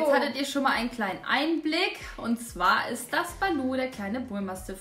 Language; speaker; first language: German; native; German